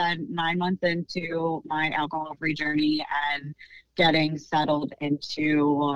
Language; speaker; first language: English; native; English